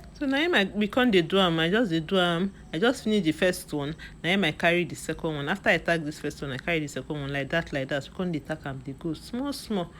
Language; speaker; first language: Nigerian Pidgin; non-native, local second language; Igbo